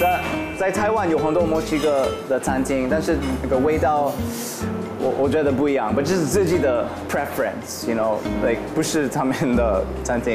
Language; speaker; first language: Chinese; non-native, learner; English